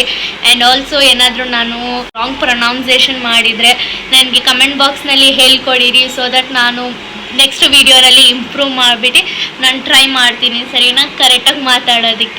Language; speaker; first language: Kannada; non-native, local second language; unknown